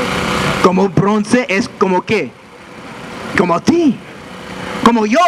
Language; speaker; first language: Spanish; non-native, learner; English